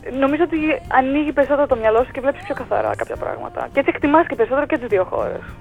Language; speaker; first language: Greek; early bilingual, heritage; Greek